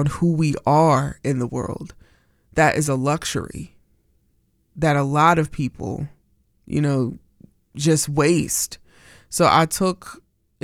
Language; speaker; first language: English; native; English